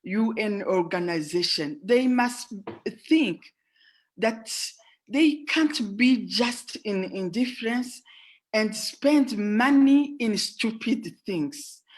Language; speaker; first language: English; non-native, fluent; Rundi